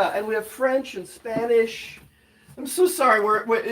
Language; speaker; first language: English; native; English